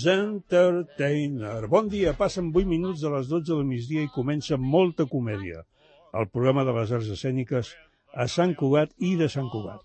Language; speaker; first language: Catalan; native; Catalan